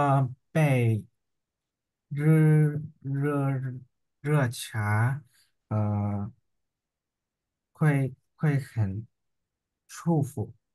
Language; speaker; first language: Chinese; non-native, learner; Vietnamese